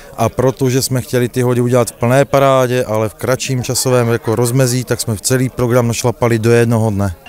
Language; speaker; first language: Czech; native; Czech